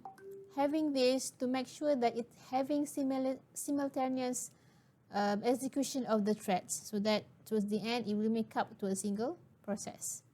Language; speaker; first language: English; non-native, local second language; Malay